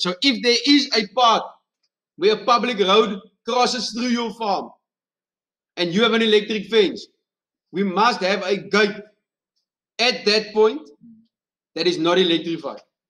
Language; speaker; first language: English; non-native, local second language; Afrikaans